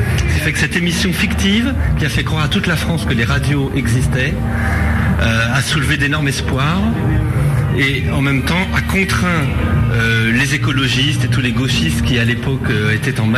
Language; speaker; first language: French; native; French